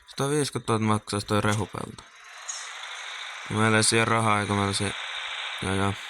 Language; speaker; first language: Finnish; native; Finnish